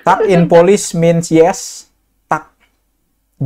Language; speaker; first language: English; non-native, learner; Indonesian